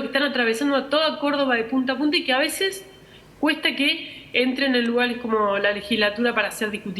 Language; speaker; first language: Spanish; native; Spanish